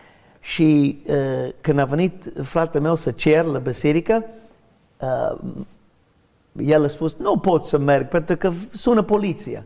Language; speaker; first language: Romanian; non-native, fluent; English